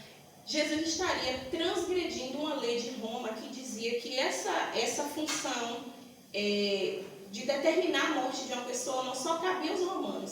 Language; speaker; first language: Portuguese; native; Portuguese